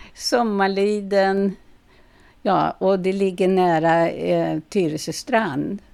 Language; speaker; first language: Swedish; native; Swedish